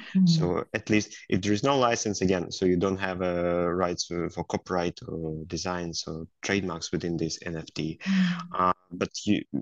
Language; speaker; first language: English; non-native, fluent; Russian